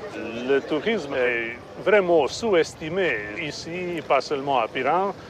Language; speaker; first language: French; non-native, fluent; Slovenian